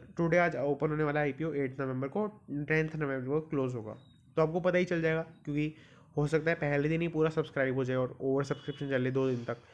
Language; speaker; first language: Hindi; native; Hindi